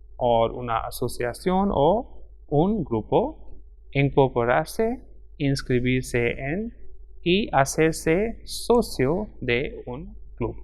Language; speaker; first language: Spanish; non-native, fluent; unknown